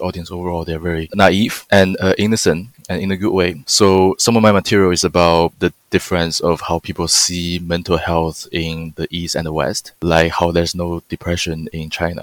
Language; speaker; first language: English; non-native, fluent; Chinese